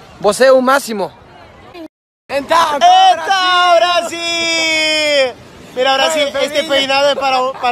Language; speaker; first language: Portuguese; non-native, learner; Spanish